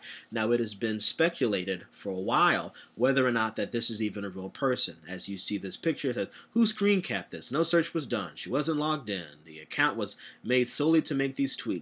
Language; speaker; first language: English; native; English